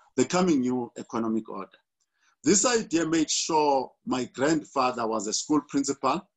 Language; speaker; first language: English; non-native, local second language; Xhosa